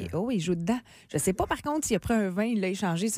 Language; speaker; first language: French; native; French